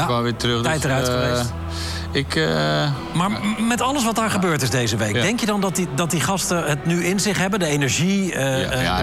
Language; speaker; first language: Dutch; native; Dutch